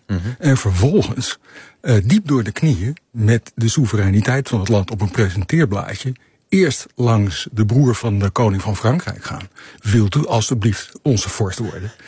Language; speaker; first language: Dutch; native; Dutch